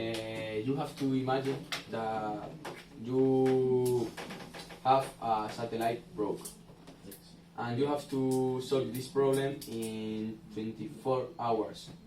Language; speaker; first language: English; non-native, learner; Spanish